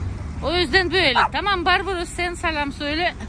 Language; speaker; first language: Turkish; non-native, learner; Russian